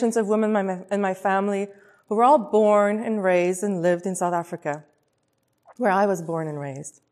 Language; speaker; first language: English; non-native, local second language; Afrikaans